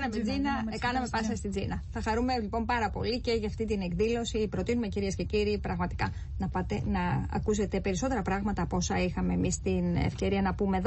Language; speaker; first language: Greek; native; Greek